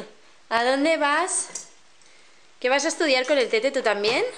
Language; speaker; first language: Spanish; native; Spanish